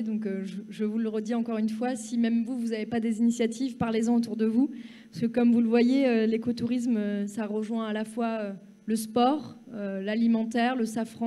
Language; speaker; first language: French; native; French